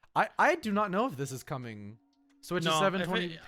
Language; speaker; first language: English; native; English